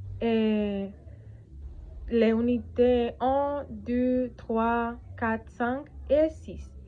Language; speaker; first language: French; non-native, learner; Spanish